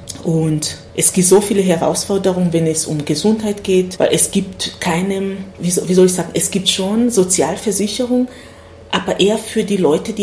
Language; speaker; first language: German; non-native, fluent; Swahili